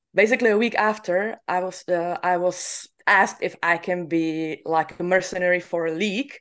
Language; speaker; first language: English; non-native, fluent; Czech